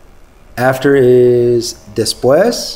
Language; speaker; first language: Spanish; non-native, learner; English